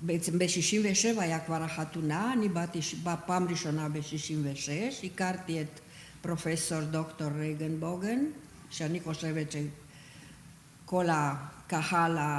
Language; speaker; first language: Hebrew; non-native, fluent; Romanian